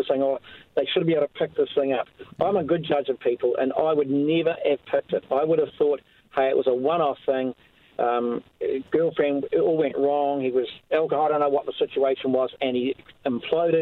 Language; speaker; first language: English; native; English